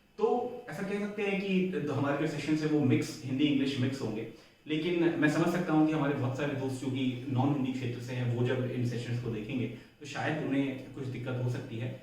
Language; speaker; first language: Hindi; native; Hindi